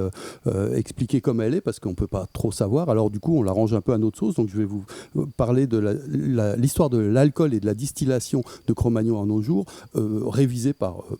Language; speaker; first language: French; native; French